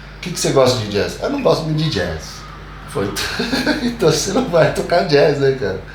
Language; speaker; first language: Portuguese; native; Portuguese